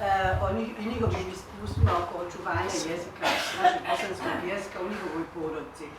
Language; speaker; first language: Bosnian; native; Bosnian